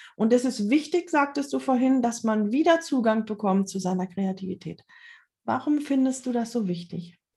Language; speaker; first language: German; native; German